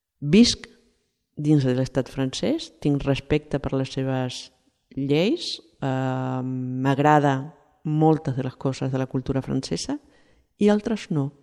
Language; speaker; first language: Catalan; non-native, fluent; Spanish